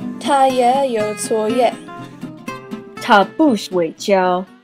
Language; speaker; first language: Chinese; non-native, learner; English